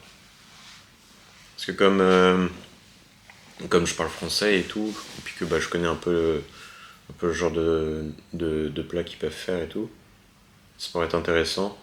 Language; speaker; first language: French; native; French